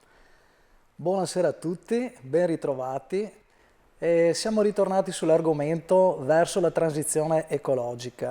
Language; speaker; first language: Italian; native; Italian